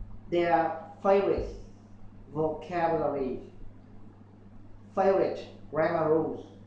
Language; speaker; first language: English; non-native, learner; Vietnamese